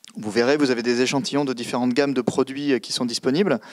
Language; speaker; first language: French; native; French